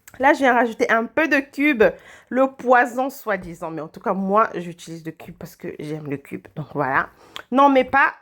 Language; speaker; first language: French; non-native, local second language; Lingala